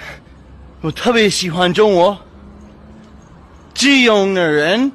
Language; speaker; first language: Chinese; non-native, learner; English